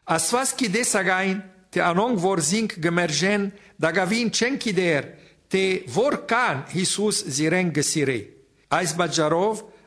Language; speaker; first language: Armenian; native; Armenian